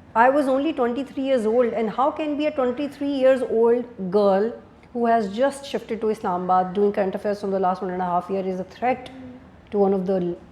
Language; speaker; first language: English; non-native, local second language; Urdu